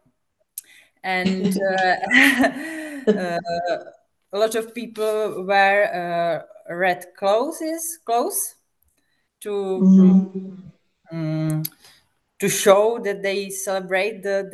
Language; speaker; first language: English; non-native, fluent; Czech